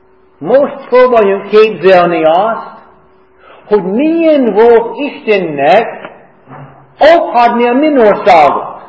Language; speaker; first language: Hungarian; non-native, fluent; English